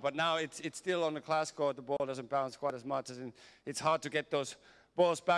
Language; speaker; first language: English; non-native, fluent; Finnish